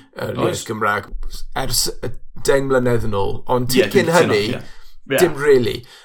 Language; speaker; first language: Welsh; non-native, local second language; English